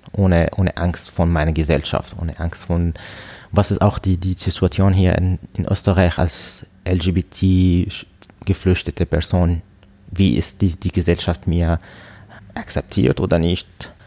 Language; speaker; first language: German; non-native, learner; Arabic